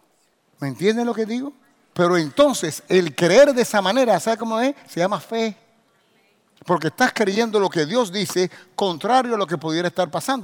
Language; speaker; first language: Spanish; native; Spanish